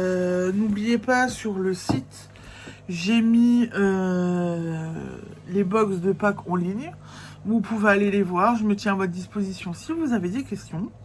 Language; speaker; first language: French; native; French